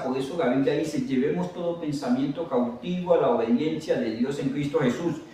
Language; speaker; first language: Spanish; native; Spanish